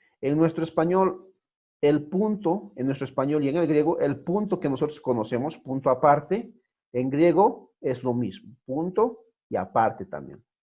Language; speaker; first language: Spanish; native; Spanish